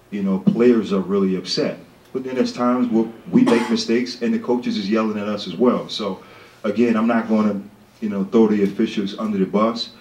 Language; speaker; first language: English; native; English